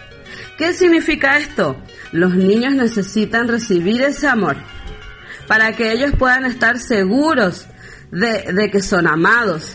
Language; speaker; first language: Spanish; native; Spanish